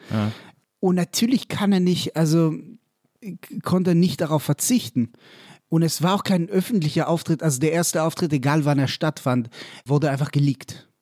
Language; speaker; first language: German; non-native, fluent; Hebrew